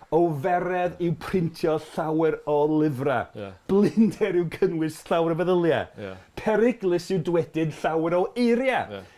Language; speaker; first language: Welsh; non-native, fluent; English